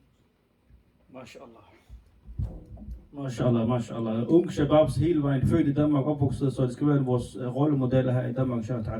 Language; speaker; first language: Danish; non-native, fluent; Somali